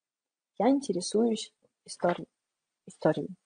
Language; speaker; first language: Polish; non-native, fluent; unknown